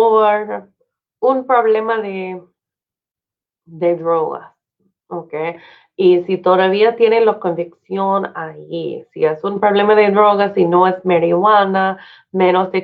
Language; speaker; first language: Spanish; non-native, fluent; English